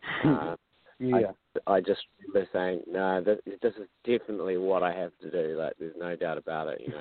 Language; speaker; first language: English; native; English